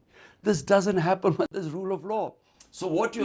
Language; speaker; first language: English; non-native, local second language; Urdu